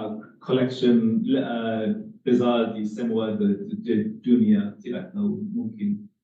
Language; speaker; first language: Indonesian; non-native, learner; English